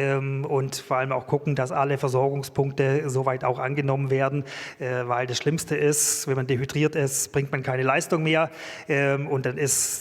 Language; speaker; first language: German; native; German